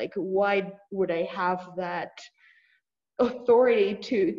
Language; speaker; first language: English; non-native, fluent; Spanish